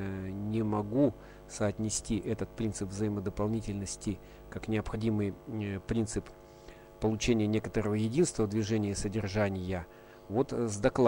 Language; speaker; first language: Russian; native; Russian